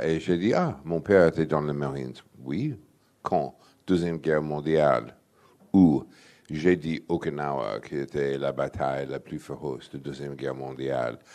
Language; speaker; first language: French; non-native, fluent; English